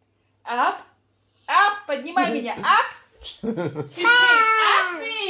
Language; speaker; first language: Russian; native; Russian